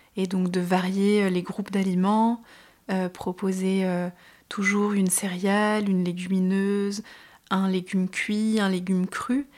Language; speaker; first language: French; native; French